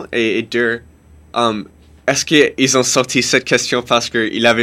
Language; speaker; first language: French; non-native, local second language; English